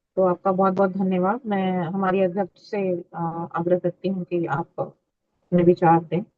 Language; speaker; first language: Hindi; native; Hindi